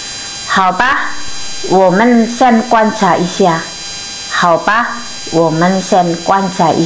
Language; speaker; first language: Chinese; non-native, fluent; Indonesian